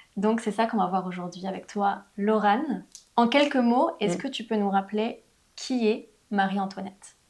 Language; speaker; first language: French; native; French